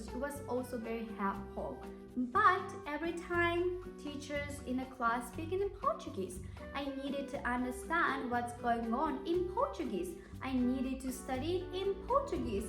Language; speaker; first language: English; non-native, fluent; Japanese